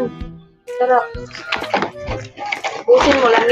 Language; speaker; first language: Filipino; native; Filipino